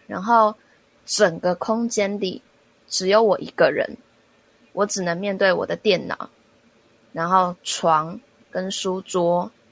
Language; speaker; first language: Chinese; native; Chinese